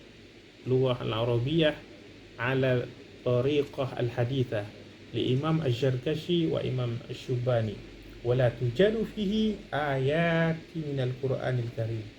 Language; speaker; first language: Arabic; non-native, fluent; Indonesian